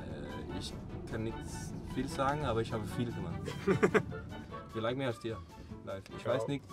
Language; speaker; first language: German; non-native, learner; Danish